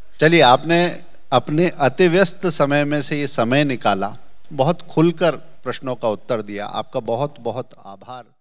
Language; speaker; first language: Hindi; native; Hindi